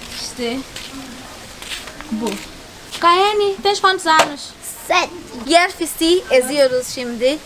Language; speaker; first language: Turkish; non-native, fluent; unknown